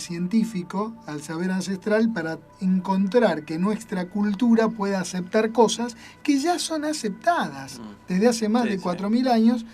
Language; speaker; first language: Spanish; native; Spanish